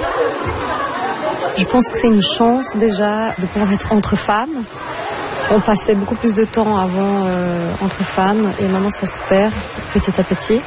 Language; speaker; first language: French; non-native, fluent; Portuguese